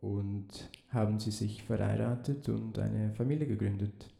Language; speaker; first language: German; early bilingual, heritage; Italian